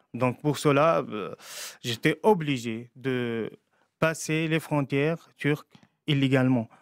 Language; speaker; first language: French; non-native, fluent; Arabic